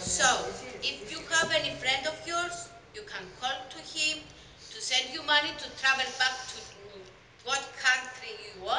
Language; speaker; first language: English; non-native, local second language; Greek